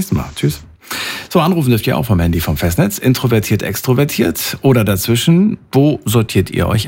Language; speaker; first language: German; native; German